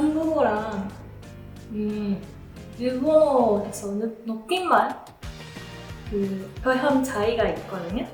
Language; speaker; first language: Korean; non-native, learner; Japanese